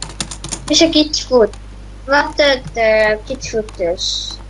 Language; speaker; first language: English; non-native, learner; Estonian